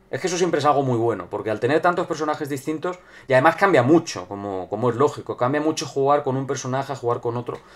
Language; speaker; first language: Spanish; native; Spanish